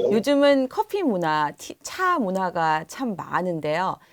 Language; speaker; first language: Korean; native; Korean